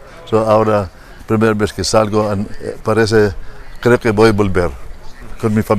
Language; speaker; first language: Spanish; non-native, fluent; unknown